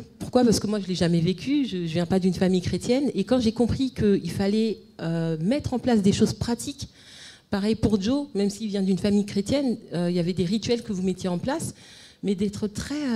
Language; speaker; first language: French; native; French